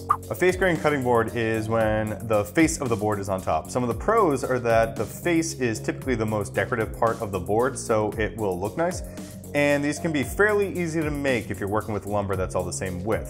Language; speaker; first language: English; native; English